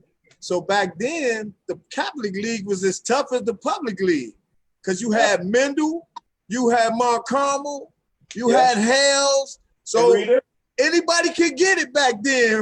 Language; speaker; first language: English; native; English